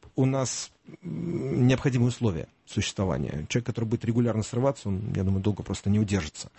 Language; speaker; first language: Russian; native; Russian